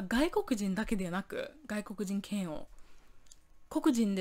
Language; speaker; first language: Japanese; non-native, fluent; English